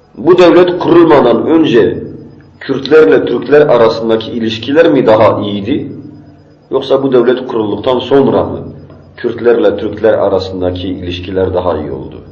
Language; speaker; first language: Turkish; native; Turkish